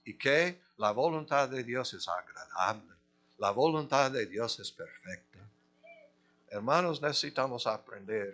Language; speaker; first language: Spanish; non-native, fluent; English